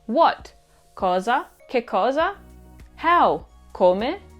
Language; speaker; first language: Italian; non-native, fluent; English